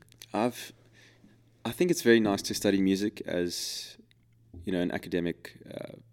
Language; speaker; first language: English; native; English